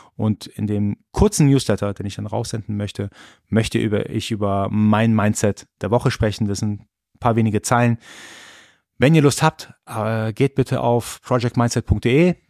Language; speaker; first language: German; early bilingual, other home language; Persian